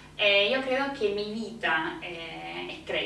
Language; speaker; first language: Italian; non-native, fluent; Spanish